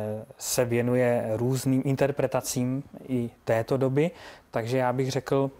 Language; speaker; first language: Czech; native; Czech